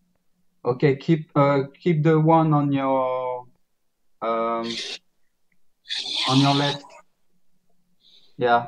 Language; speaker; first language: English; non-native, learner; Spanish